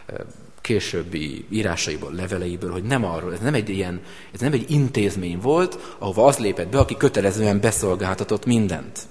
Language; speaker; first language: Hungarian; native; Hungarian